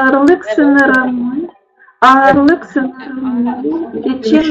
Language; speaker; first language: Turkish; non-native, learner; Russian